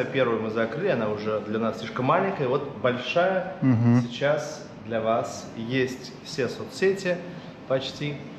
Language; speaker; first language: Russian; native; Russian